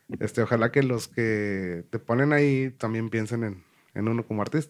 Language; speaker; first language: Spanish; native; Spanish